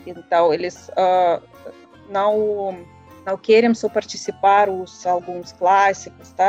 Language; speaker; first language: Portuguese; non-native, learner; Russian